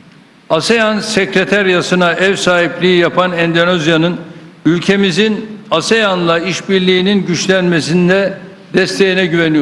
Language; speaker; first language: Turkish; native; Turkish